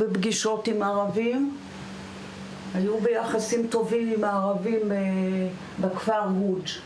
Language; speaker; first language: Hebrew; non-native, fluent; German